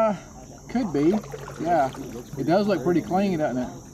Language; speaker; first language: English; native; English